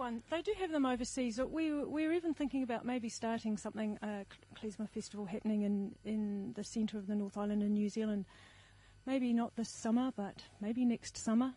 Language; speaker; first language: English; native; English